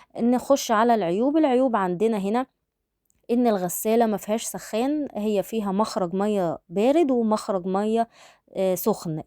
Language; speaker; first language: Arabic; native; Arabic